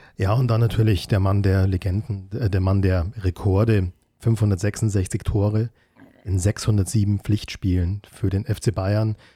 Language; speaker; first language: German; native; German